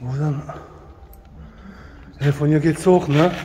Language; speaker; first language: German; early bilingual, other home language; Turkish